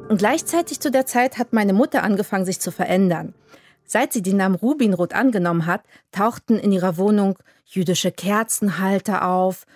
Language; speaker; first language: German; early bilingual, other home language; Polish